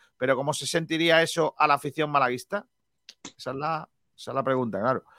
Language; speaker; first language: Spanish; native; Spanish